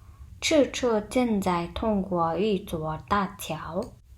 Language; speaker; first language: Chinese; non-native, fluent; Mongolian